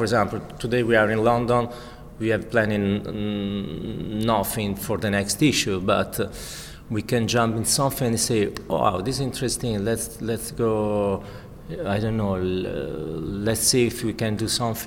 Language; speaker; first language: English; non-native, fluent; Italian